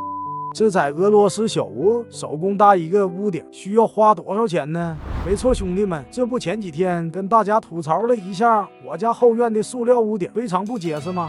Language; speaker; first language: Chinese; native; Chinese